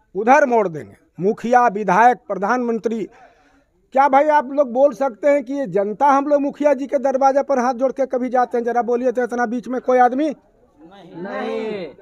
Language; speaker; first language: Hindi; native; Hindi